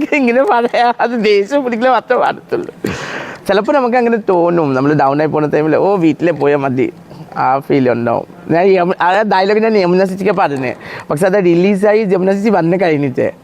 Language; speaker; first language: Malayalam; non-native, local second language; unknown